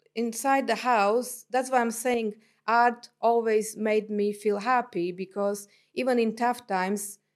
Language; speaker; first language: English; non-native, fluent; Slovak